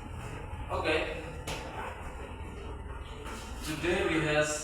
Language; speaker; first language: English; non-native, learner; Indonesian